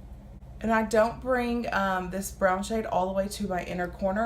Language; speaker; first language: English; native; English